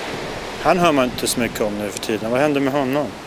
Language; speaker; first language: Swedish; native; Swedish